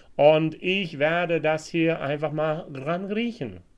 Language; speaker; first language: German; non-native, fluent; English